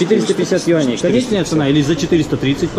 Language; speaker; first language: Russian; native; Russian